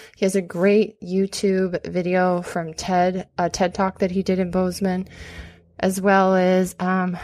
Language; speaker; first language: English; native; English